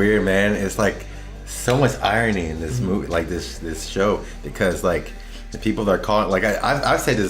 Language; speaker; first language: English; native; English